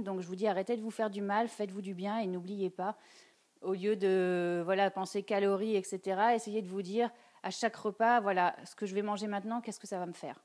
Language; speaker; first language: French; native; French